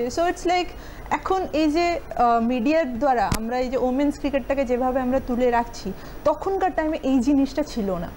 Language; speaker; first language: Bangla; non-native, local second language; Hindi